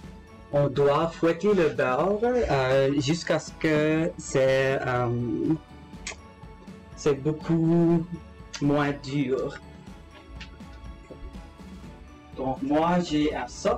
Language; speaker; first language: French; non-native, local second language; English